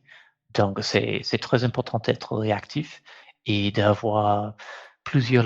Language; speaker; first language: French; non-native, fluent; English